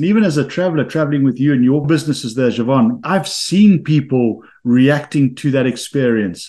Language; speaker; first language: English; native; English